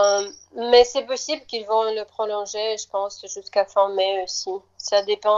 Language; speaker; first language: French; non-native, fluent; Russian